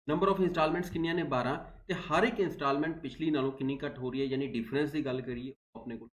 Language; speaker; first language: Hindi; non-native, local second language; Punjabi